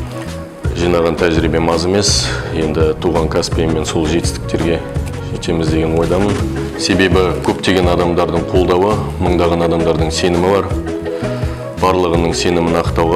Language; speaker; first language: Kazakh; native; Kazakh